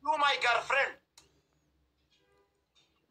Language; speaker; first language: English; non-native, learner; Pashto